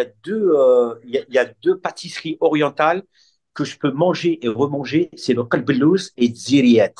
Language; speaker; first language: French; non-native, local second language; Arabic